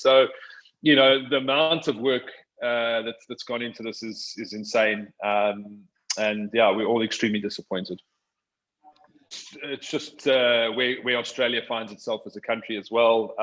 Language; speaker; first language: English; native; English